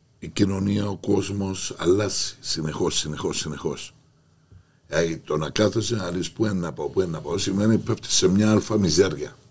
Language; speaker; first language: Greek; native; Greek